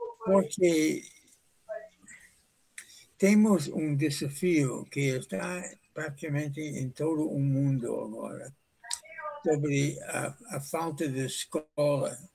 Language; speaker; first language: Portuguese; non-native, fluent; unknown